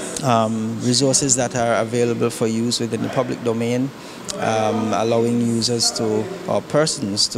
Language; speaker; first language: English; native; English